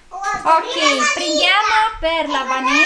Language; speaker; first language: Italian; native; Italian